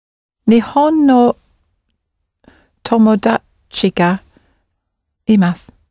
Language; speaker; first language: Japanese; non-native, learner; English